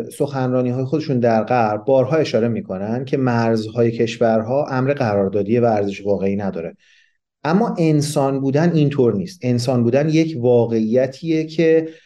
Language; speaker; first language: Persian; non-native, local second language; Kurdish